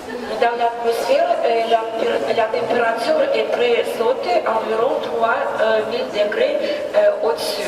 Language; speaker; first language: French; non-native, learner; Russian